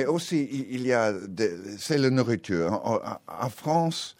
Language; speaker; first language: French; non-native, learner; English